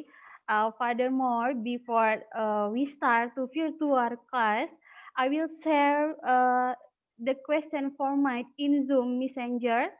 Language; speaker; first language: English; non-native, learner; Indonesian